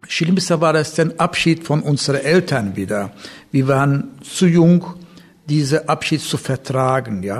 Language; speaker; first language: German; non-native, learner; Turkish